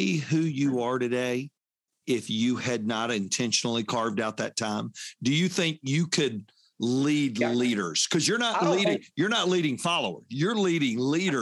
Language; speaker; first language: English; native; English